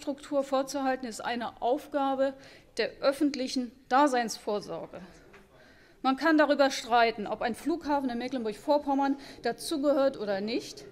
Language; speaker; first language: German; native; German